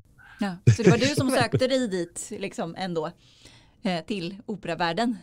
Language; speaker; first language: Swedish; native; Swedish